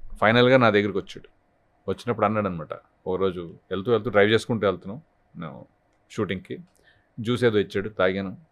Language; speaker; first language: Telugu; native; Telugu